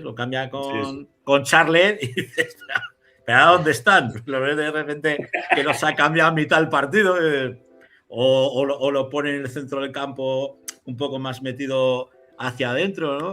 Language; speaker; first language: Spanish; native; Spanish